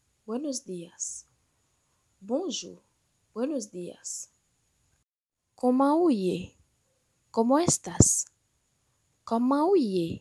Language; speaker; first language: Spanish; non-native, fluent; Haitian Creole